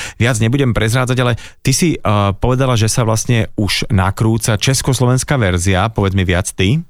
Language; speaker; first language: Slovak; native; Slovak